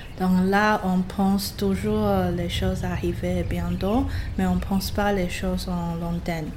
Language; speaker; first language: French; non-native, fluent; Chinese